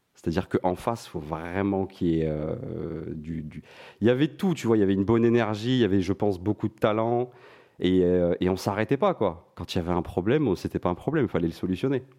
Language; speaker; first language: French; non-native, local second language; Arabic